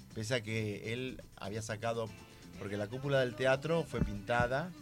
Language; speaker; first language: Spanish; native; Spanish